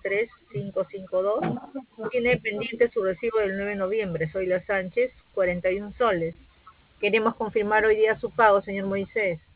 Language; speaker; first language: Spanish; native; Spanish